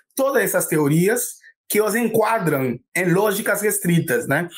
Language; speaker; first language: Portuguese; non-native, fluent; Haitian Creole